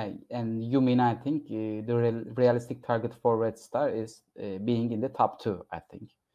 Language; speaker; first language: English; non-native, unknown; Turkish